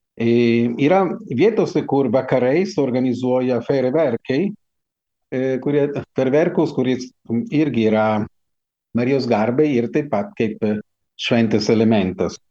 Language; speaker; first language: Lithuanian; non-native, fluent; Italian